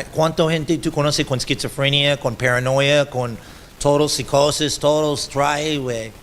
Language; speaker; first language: Spanish; non-native, learner; English